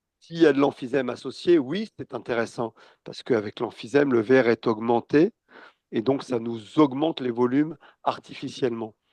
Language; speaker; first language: French; native; French